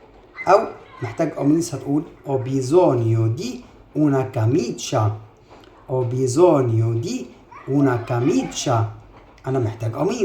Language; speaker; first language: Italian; non-native, fluent; Arabic